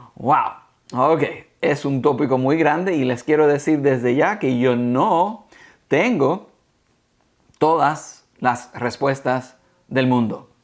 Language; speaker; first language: Spanish; early bilingual, heritage; Spanish